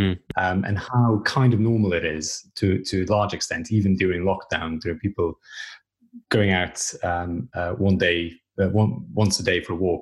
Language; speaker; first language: English; native; English